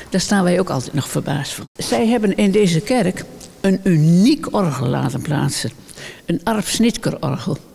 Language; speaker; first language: Dutch; native; Dutch